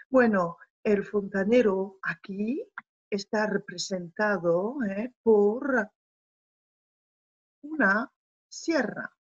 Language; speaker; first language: Spanish; non-native, fluent; French